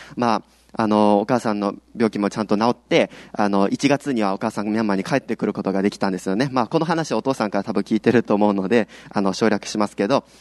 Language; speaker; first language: Japanese; early bilingual, heritage; Japanese